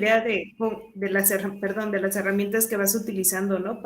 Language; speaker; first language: Spanish; native; Spanish